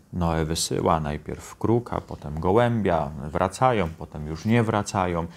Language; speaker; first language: Polish; native; Polish